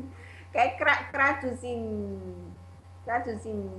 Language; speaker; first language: Greek; non-native, learner; Italian